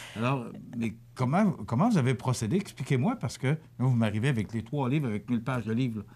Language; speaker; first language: French; native; French